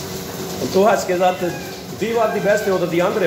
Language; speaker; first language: German; non-native, learner; Urdu